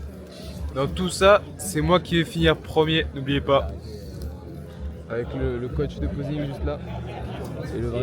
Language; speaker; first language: French; native; French